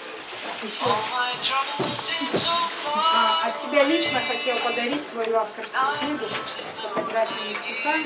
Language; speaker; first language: Russian; native; Russian